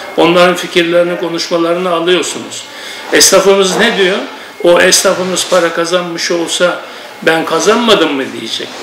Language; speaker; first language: Turkish; native; Turkish